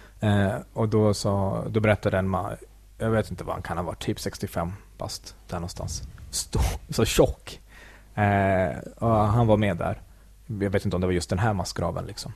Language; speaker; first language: Swedish; early bilingual, other home language; Kurdish